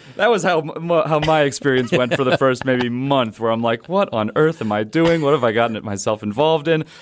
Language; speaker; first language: English; native; English